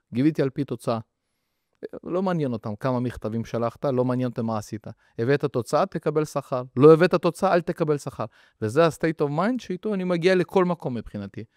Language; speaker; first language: Hebrew; early bilingual, other home language; Russian